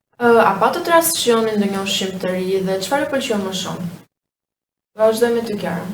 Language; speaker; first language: Albanian; native; Albanian